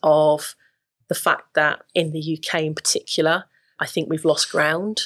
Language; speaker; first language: English; native; English